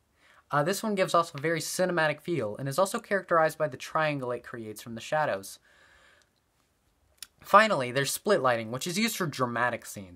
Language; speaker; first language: English; native; English